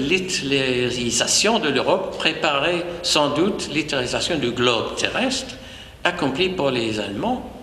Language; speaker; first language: French; non-native, fluent; English